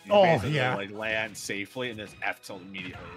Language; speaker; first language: English; native; English